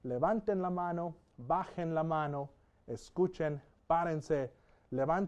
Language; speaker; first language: Spanish; non-native, fluent; English